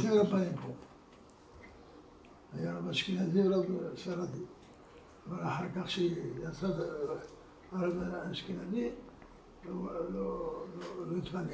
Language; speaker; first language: Hebrew; non-native, fluent; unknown